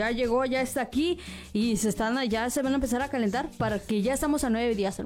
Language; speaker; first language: Spanish; native; Spanish